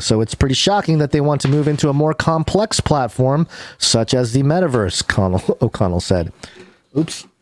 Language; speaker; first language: English; native; English